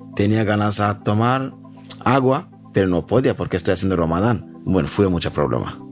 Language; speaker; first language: Spanish; non-native, learner; Bangla